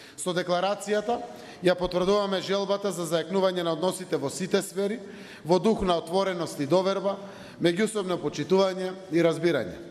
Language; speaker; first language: Macedonian; native; Macedonian